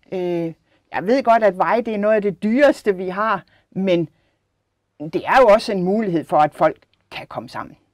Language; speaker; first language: Danish; native; Danish